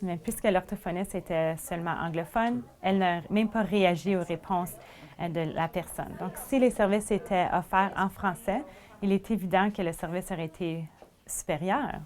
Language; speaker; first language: French; native; French